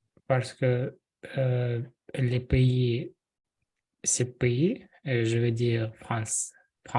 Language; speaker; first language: French; non-native, learner; Russian